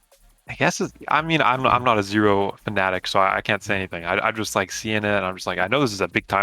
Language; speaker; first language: English; native; English